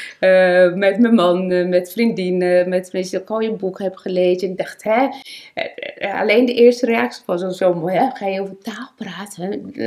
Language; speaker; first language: Dutch; non-native, fluent; Portuguese